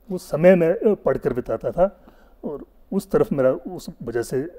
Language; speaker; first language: Hindi; non-native, local second language; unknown